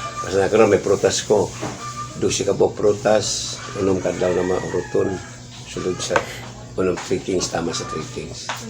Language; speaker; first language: Cebuano; non-native, local second language; Hiligaynon